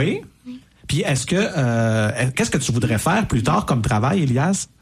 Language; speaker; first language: French; native; French